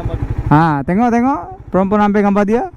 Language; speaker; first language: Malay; non-native, learner; Bangla